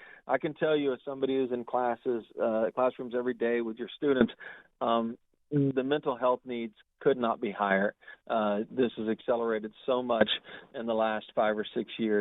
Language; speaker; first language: English; native; English